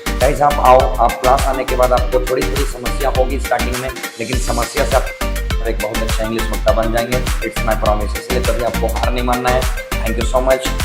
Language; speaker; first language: Hindi; native; Hindi